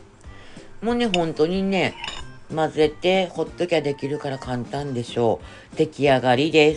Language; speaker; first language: Japanese; native; Japanese